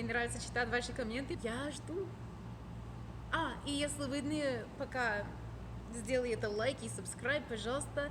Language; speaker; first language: Russian; non-native, fluent; English